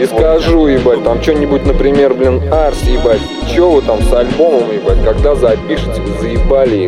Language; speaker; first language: Russian; native; Russian